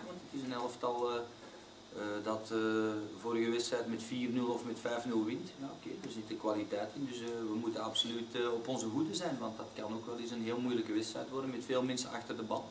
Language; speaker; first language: Dutch; native; Dutch